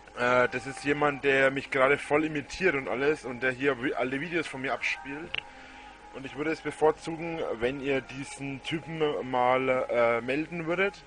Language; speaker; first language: German; native; German